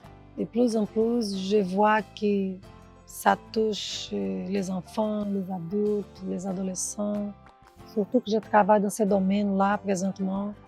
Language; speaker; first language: French; non-native, fluent; Portuguese